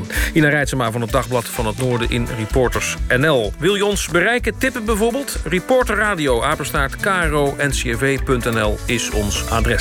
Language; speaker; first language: Dutch; native; Dutch